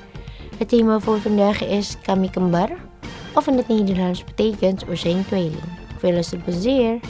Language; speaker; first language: Dutch; non-native, learner; Indonesian